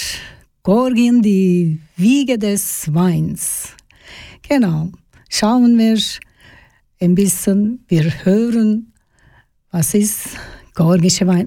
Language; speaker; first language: German; non-native, fluent; Georgian